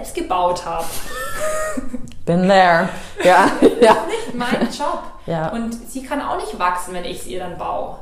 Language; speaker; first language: German; native; German